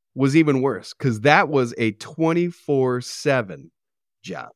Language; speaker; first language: English; native; English